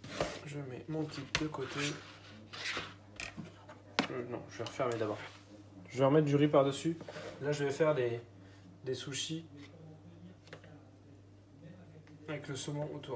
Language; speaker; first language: French; native; French